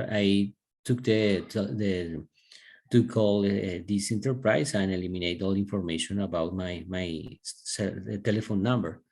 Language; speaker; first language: English; non-native, learner; Spanish